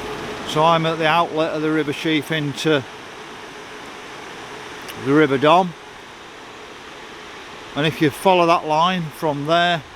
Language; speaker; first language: English; native; English